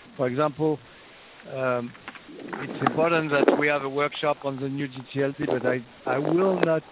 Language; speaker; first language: English; non-native, fluent; French